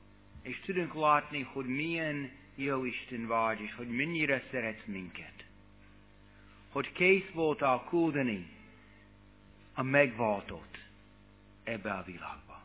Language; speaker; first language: Hungarian; non-native, fluent; English